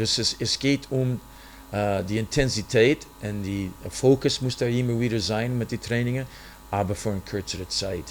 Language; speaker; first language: German; non-native, fluent; English